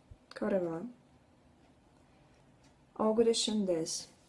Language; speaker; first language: Japanese; non-native, learner; Russian